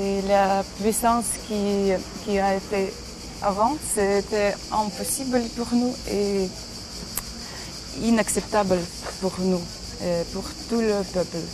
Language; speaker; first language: French; non-native, learner; Ukrainian